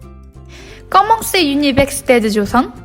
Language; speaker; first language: French; non-native, learner; Korean